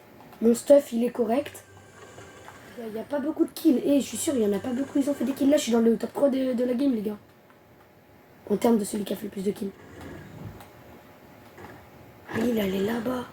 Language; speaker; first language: French; native; French